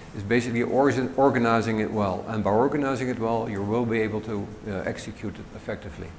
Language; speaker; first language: English; non-native, fluent; Dutch